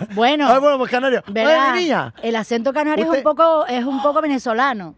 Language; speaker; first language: Spanish; native; Spanish